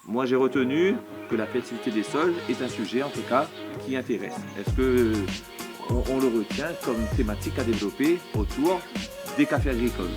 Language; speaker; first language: French; native; French